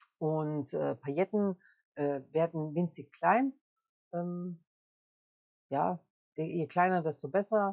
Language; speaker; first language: German; native; German